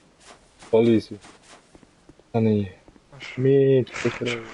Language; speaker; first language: German; native; German